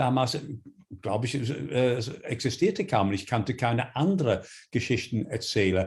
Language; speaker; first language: German; non-native, fluent; English